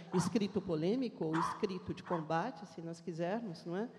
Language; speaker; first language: Portuguese; native; Portuguese